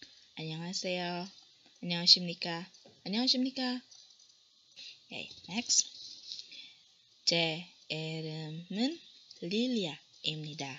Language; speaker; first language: Korean; non-native, learner; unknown